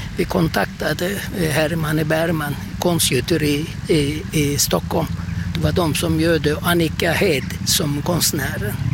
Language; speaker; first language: Swedish; non-native, fluent; Turkish